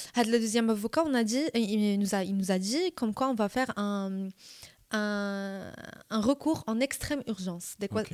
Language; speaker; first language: French; non-native, local second language; Arabic